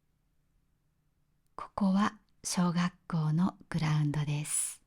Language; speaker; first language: Japanese; native; Japanese